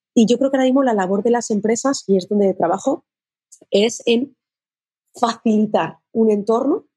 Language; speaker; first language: Spanish; native; Spanish